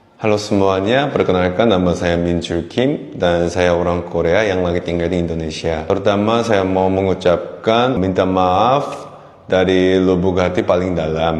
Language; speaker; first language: Indonesian; non-native, fluent; Korean